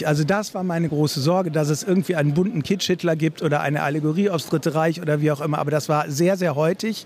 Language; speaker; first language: German; native; German